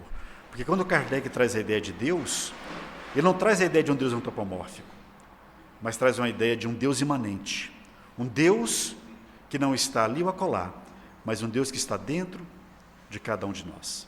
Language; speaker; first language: Portuguese; native; Portuguese